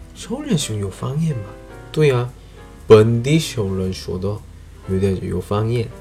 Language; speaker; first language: Chinese; non-native, learner; Korean